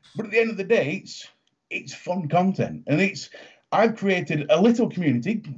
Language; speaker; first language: English; native; English